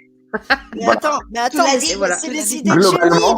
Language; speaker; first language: French; native; French